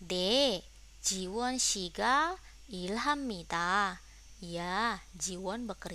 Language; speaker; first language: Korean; non-native, fluent; Indonesian